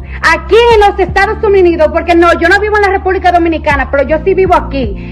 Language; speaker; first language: Spanish; early bilingual, heritage; Spanish